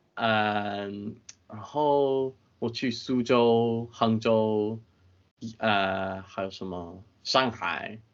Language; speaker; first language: Chinese; non-native, fluent; English